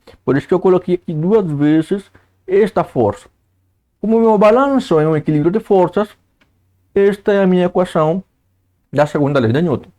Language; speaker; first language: Portuguese; native; Portuguese